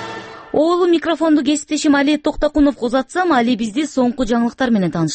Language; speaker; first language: Kyrgyz; native; Kyrgyz